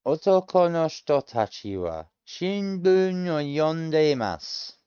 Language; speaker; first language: Japanese; non-native, learner; English